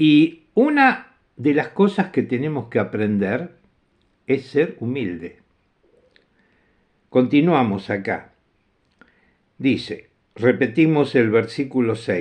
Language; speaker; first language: Spanish; non-native, fluent; Italian